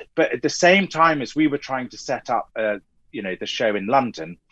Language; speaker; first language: English; native; English